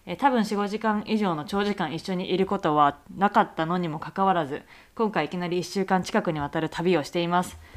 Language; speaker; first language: Japanese; native; Japanese